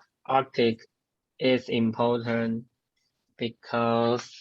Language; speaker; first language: English; non-native, learner; Chinese